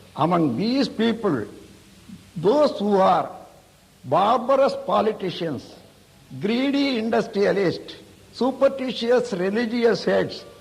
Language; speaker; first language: English; non-native, local second language; Tamil